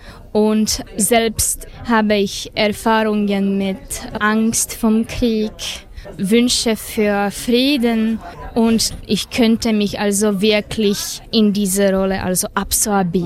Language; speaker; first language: German; non-native, fluent; Slovak